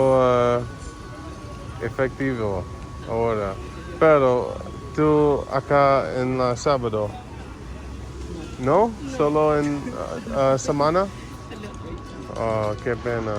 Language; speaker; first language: Spanish; non-native, learner; English